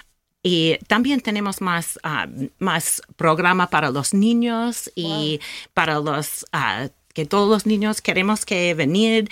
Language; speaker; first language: Spanish; non-native, learner; English